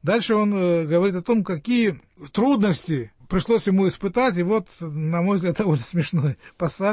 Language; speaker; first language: Russian; native; Russian